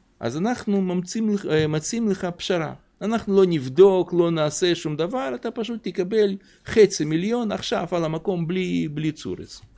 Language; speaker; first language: Hebrew; non-native, fluent; Russian